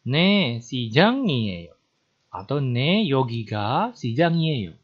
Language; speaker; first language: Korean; non-native, fluent; Indonesian